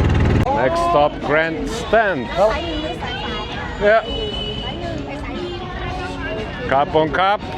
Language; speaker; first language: English; non-native, fluent; German